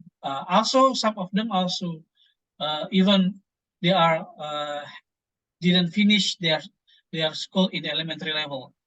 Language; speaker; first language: English; non-native, fluent; Indonesian